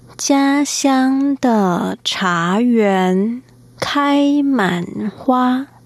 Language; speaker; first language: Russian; non-native, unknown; Chinese